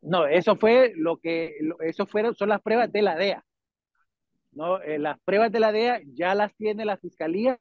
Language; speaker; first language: Spanish; native; Spanish